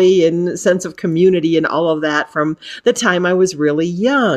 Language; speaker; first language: English; native; English